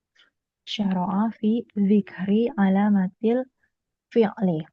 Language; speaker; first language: Arabic; non-native, learner; Indonesian